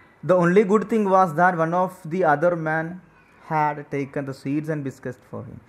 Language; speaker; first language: English; non-native, local second language; Malayalam